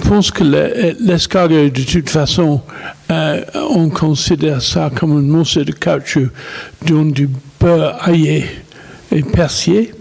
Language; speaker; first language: French; non-native, fluent; English